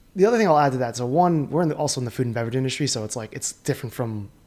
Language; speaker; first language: English; native; English